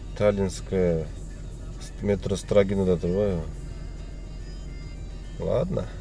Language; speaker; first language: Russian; non-native, local second language; Kyrgyz